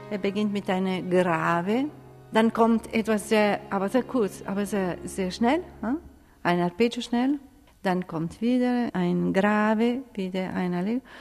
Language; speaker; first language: German; non-native, fluent; Italian